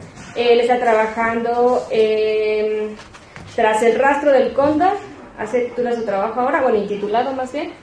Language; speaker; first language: Spanish; native; Spanish